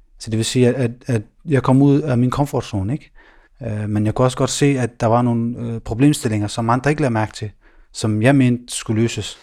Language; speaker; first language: Danish; early bilingual, other home language; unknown